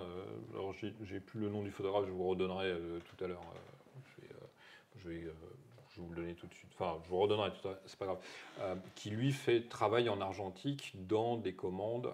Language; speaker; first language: French; native; French